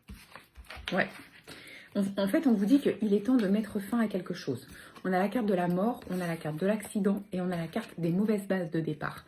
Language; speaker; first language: French; native; French